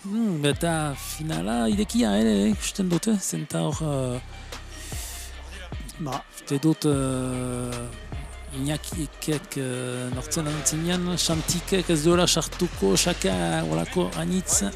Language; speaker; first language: Basque; native; Basque